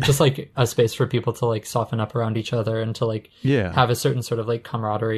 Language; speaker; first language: English; native; English